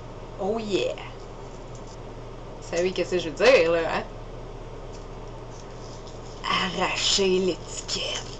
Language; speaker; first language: French; native; French